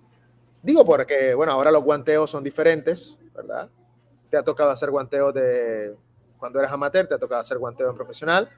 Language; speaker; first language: Spanish; native; Spanish